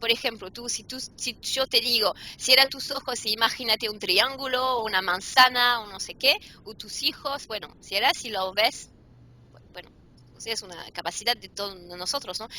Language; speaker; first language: Spanish; non-native, fluent; French